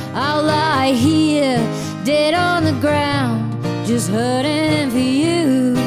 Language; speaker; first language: English; native; English